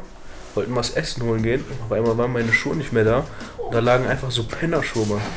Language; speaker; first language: German; native; German